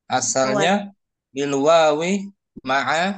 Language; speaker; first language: Arabic; non-native, fluent; Indonesian